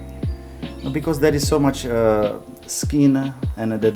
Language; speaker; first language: English; non-native, learner; Czech